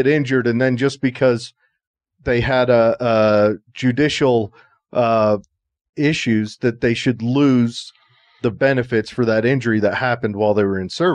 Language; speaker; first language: English; native; English